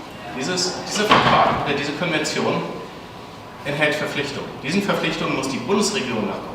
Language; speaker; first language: German; native; German